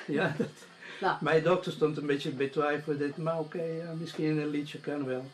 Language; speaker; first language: Dutch; non-native, fluent; Italian